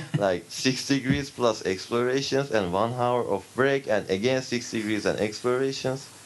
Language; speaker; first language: English; non-native, fluent; Turkish